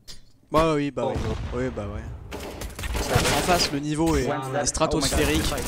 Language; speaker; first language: French; native; French